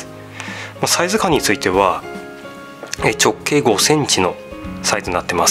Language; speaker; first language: Japanese; native; Japanese